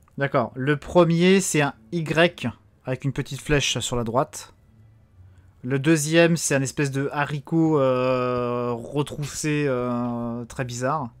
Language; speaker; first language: French; native; French